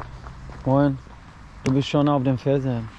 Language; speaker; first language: German; non-native, learner; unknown